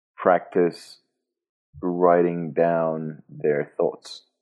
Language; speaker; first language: English; non-native, fluent; Portuguese